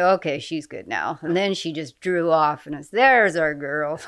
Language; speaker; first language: English; native; English